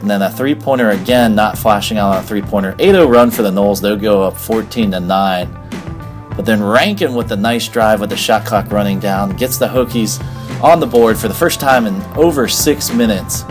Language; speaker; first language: English; native; English